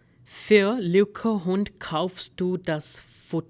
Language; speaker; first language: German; non-native, fluent; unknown